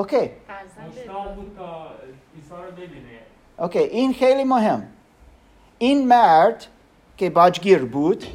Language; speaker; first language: Persian; non-native, learner; German